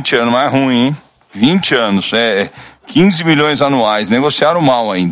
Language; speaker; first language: Portuguese; native; Portuguese